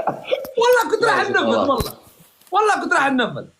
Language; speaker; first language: Arabic; native; Arabic